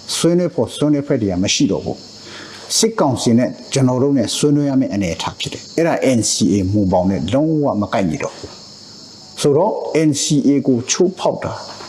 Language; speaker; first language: Burmese; non-native, local second language; Hakha Chin